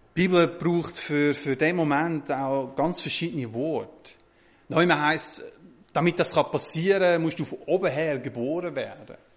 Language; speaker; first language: German; native; German